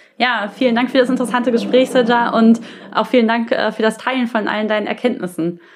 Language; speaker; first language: German; native; German